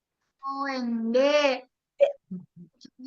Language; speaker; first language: Japanese; non-native, learner; Indonesian